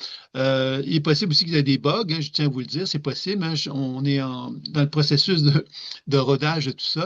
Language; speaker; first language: French; native; French